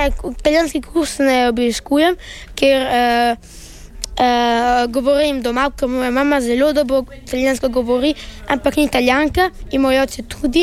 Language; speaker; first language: Slovenian; early bilingual, heritage; Italian